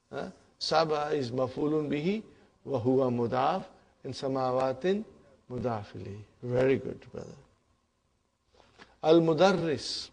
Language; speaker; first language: Arabic; non-native, fluent; Urdu